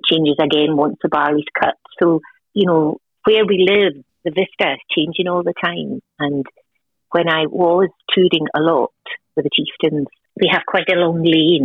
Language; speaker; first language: English; native; English